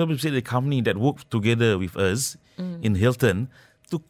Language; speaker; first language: English; non-native, local second language; Malay